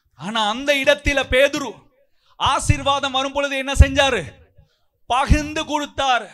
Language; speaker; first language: Tamil; non-native, local second language; Sinhala